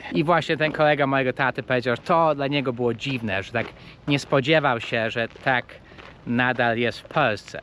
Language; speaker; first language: Polish; non-native, fluent; English